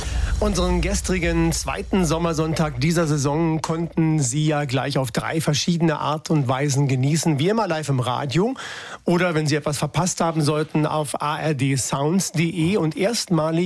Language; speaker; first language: German; native; German